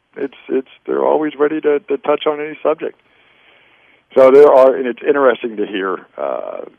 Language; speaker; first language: English; native; English